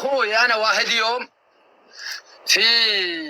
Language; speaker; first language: Arabic; non-native, learner; Oromo